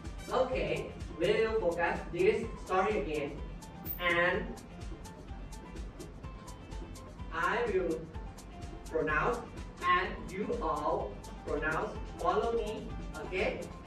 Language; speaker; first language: English; non-native, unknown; Thai